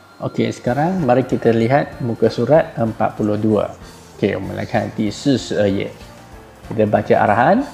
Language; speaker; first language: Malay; non-native, local second language; Chinese